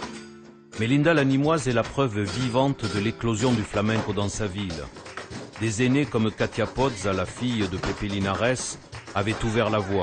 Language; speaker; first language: French; native; French